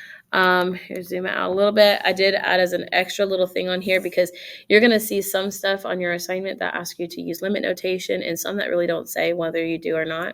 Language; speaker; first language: English; native; English